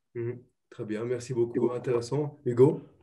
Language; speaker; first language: French; native; French